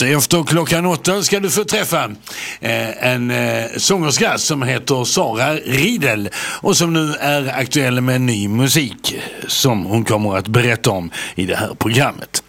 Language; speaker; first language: Swedish; native; Swedish